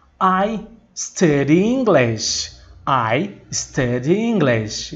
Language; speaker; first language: English; non-native, fluent; Portuguese